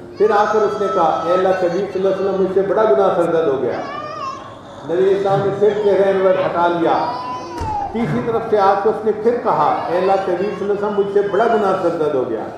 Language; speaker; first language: Urdu; non-native, local second language; Punjabi